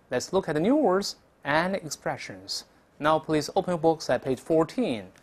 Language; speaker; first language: English; non-native, fluent; Chinese